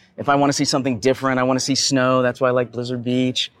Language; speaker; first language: English; native; English